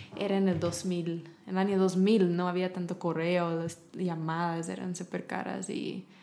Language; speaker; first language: Spanish; non-native, fluent; English